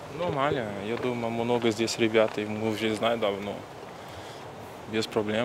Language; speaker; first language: Russian; non-native, learner; Portuguese